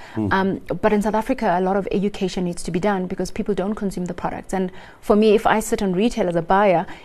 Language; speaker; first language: English; non-native, local second language; Xhosa